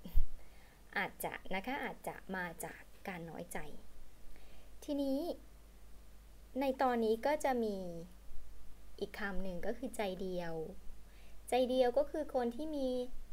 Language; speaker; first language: Thai; native; Thai